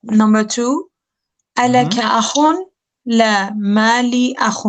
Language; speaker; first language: Arabic; non-native, learner; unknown